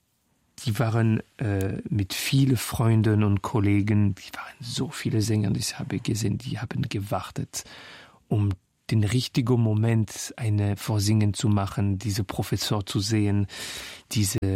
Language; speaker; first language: German; non-native, fluent; French